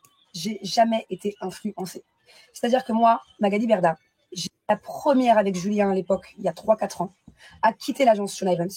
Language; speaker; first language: French; native; French